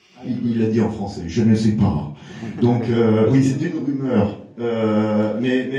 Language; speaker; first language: French; native; French